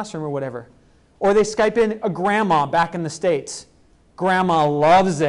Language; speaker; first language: English; native; English